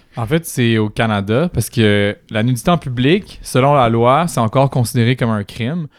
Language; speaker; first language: French; native; French